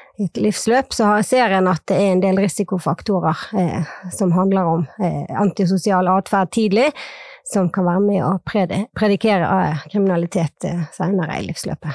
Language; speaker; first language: Norwegian; native; Norwegian